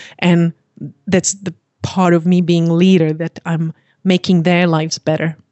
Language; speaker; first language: English; non-native, fluent; Czech